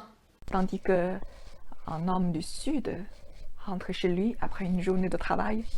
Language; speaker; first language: French; non-native, fluent; Chinese